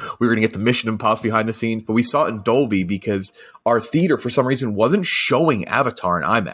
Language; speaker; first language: English; native; English